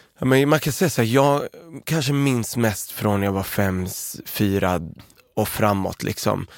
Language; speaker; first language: Swedish; early bilingual, other home language; Arabic